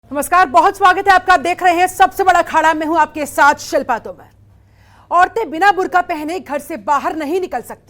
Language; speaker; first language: Hindi; native; Hindi